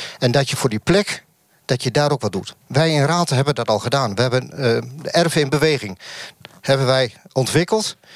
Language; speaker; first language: Dutch; native; Dutch